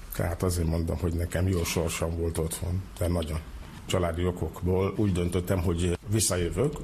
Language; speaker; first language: Hungarian; non-native, fluent; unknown